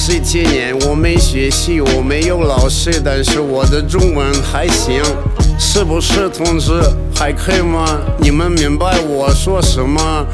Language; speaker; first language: Chinese; non-native, learner; Russian